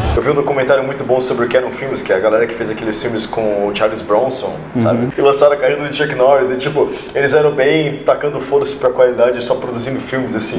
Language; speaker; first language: Portuguese; native; Portuguese